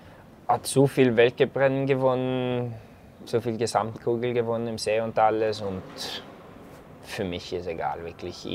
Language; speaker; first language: German; non-native, fluent; Norwegian